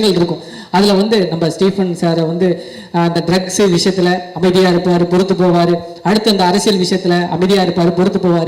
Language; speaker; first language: Tamil; native; Tamil